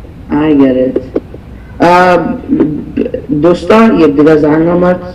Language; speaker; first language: Persian; early bilingual, heritage; Persian